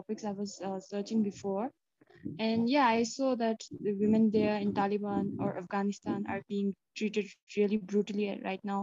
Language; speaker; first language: English; non-native, local second language; Tibetan